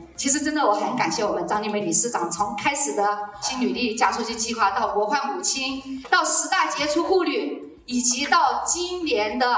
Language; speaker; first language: Chinese; native; Chinese